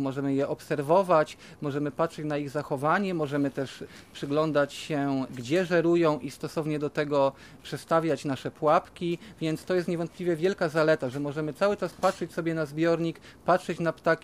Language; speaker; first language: Polish; native; Polish